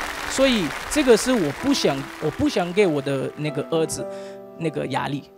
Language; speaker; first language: Chinese; non-native, fluent; Haitian Creole